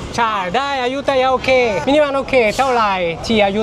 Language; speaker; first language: Thai; non-native, learner; French